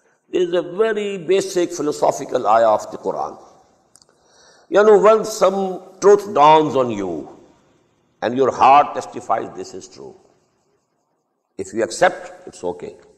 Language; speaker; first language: English; non-native, local second language; Urdu